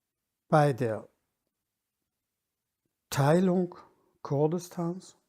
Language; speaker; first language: German; non-native, fluent; Kurdish